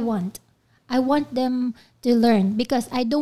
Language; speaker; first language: English; non-native, local second language; Filipino